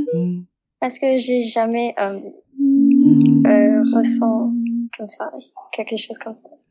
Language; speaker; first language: French; non-native, learner; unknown